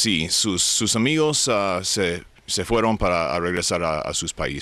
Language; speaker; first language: Spanish; non-native, learner; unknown